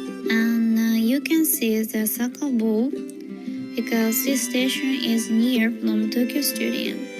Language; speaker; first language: English; non-native, learner; Japanese